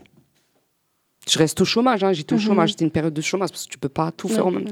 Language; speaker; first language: French; native; French